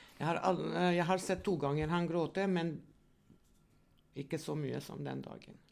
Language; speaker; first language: Norwegian; non-native, fluent; Albanian